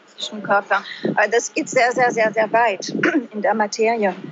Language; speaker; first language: German; non-native, fluent; French